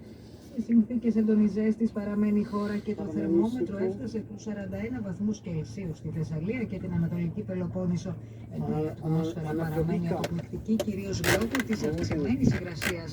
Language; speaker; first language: Greek; native; Greek